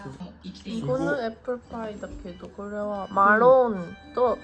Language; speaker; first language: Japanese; non-native, fluent; Korean